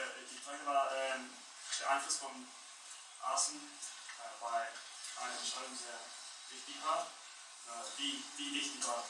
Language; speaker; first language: German; non-native, fluent; English